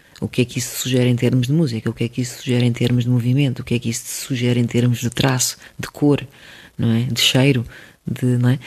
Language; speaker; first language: Portuguese; early bilingual, other home language; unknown